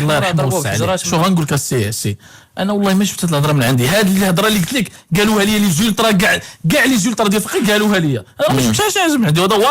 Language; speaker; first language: Arabic; native; Arabic